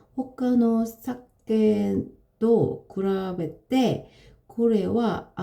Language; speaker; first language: Japanese; non-native, learner; Korean